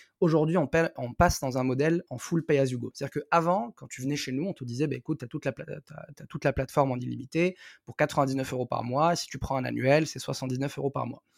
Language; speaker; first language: French; non-native, local second language; Arabic